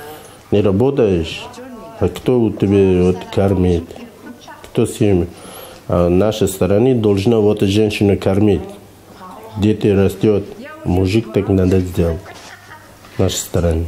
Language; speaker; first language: Russian; non-native, learner; Uzbek